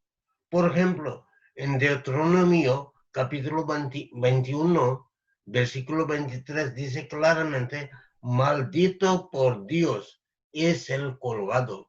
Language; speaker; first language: Spanish; non-native, learner; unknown